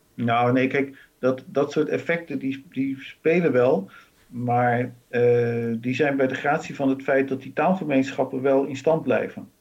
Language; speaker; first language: Dutch; native; Dutch